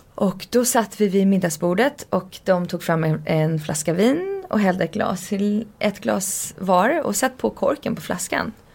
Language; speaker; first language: Swedish; early bilingual, heritage; Swedish